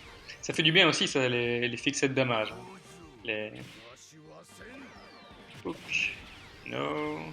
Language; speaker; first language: French; native; French